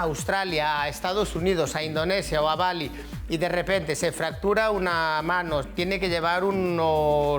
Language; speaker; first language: Spanish; native; Spanish